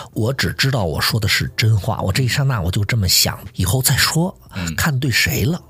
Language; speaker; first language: Chinese; native; Chinese